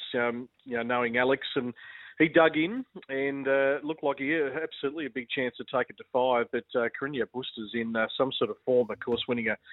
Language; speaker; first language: English; native; English